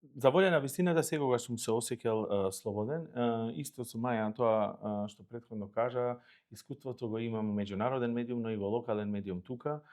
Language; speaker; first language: Macedonian; non-native, local second language; Albanian